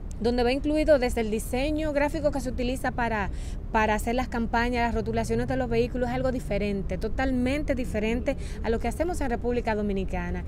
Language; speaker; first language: Spanish; native; Spanish